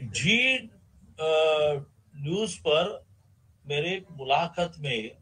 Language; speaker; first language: Hindi; non-native, local second language; Marathi